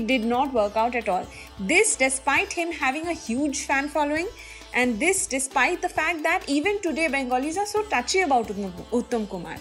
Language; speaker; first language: English; non-native, local second language; Bangla